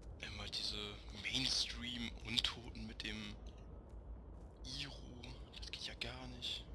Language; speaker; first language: German; native; German